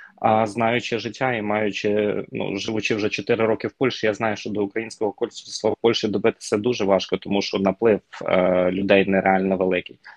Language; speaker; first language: Ukrainian; native; Ukrainian